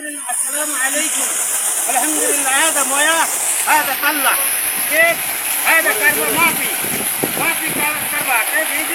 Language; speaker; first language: Arabic; non-native, learner; Bangla